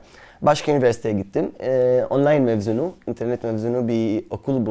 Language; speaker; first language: Turkish; non-native, fluent; Arabic